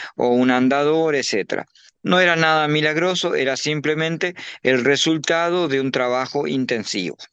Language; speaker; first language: Spanish; native; Spanish